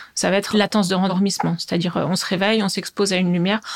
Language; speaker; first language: French; native; French